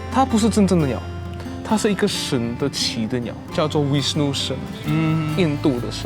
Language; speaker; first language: Chinese; non-native, fluent; Javanese